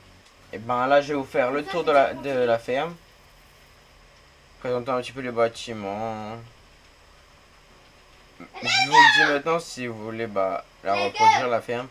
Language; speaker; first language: French; native; French